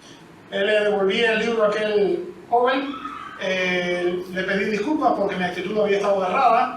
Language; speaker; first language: Spanish; native; Spanish